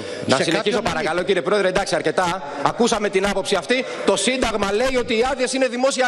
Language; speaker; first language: Greek; native; Greek